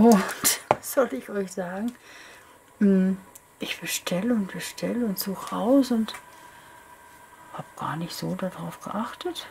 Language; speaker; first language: German; native; German